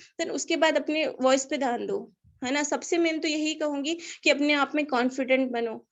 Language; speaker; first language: Hindi; non-native, local second language; Marathi